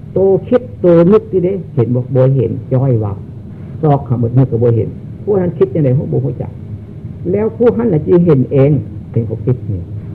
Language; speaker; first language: Thai; native; Thai